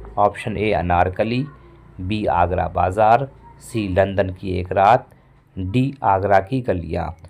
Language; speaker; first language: Hindi; native; Hindi